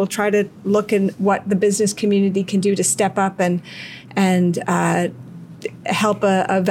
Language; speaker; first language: English; native; English